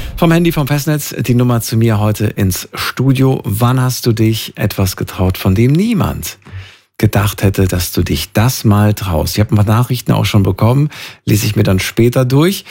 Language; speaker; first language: German; native; German